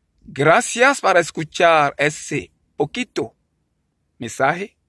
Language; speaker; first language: Spanish; non-native, learner; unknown